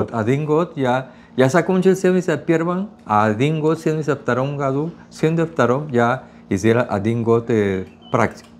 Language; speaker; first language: Russian; non-native, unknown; Spanish